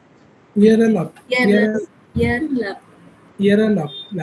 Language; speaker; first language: German; non-native, learner; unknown